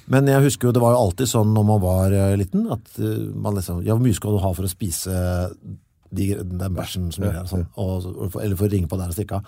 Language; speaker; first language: Norwegian; native; Norwegian